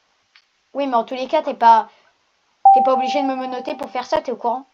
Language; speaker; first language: French; native; French